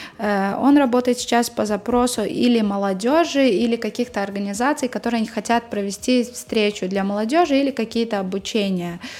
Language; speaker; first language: Russian; native; Russian